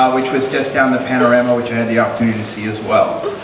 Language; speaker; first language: English; native; English